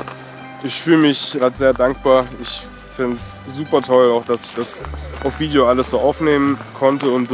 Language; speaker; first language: German; native; German